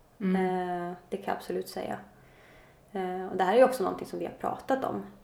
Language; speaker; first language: Swedish; native; Swedish